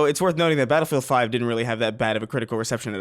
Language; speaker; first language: English; native; English